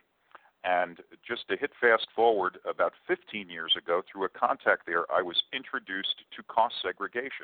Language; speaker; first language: English; native; English